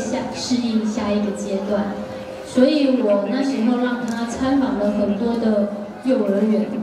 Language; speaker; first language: Chinese; native; Chinese